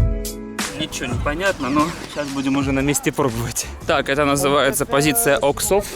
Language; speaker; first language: Russian; native; Russian